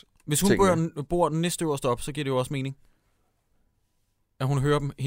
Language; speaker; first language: Danish; native; Danish